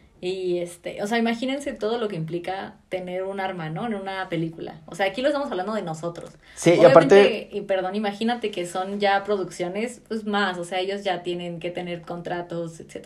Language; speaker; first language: Spanish; native; Spanish